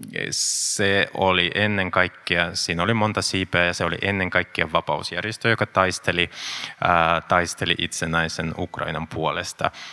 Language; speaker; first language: Finnish; non-native, fluent; Russian